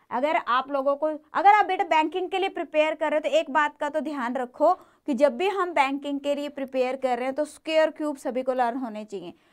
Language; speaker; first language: Hindi; native; Hindi